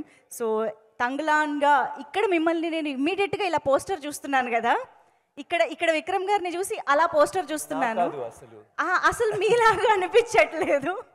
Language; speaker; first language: Telugu; native; Telugu